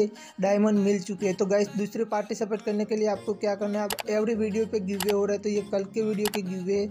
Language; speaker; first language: Hindi; native; Hindi